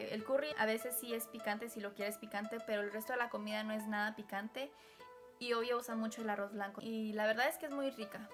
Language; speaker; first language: Spanish; early bilingual, heritage; Spanish